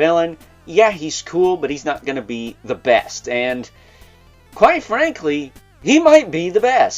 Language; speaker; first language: English; native; English